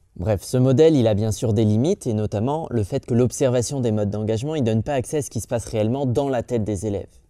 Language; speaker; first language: French; native; French